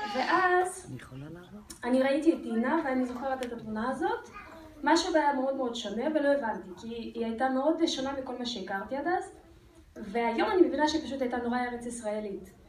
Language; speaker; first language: Hebrew; non-native, fluent; Russian